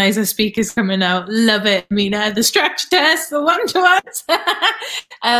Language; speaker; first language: English; native; English